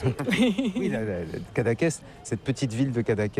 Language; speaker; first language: French; native; French